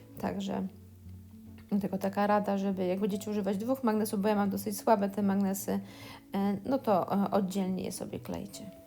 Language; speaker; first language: Polish; native; Polish